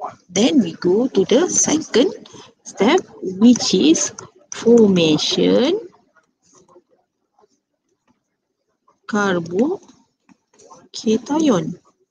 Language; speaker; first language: English; non-native, local second language; Malay